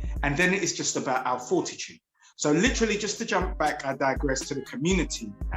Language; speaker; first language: English; native; English